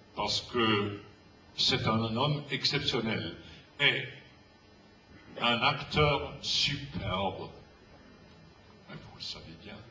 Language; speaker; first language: French; non-native, fluent; English